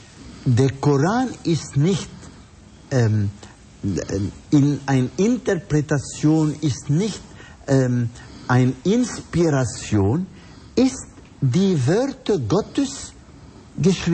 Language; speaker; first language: German; non-native, fluent; Arabic